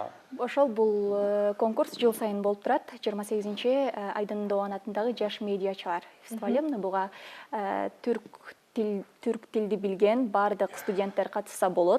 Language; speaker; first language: Kyrgyz; native; Kyrgyz